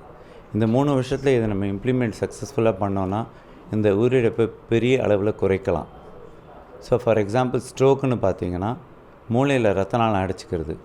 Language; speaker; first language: Tamil; native; Tamil